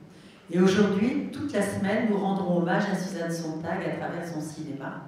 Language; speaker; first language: French; native; French